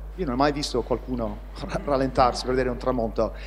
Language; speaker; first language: Italian; non-native, fluent; English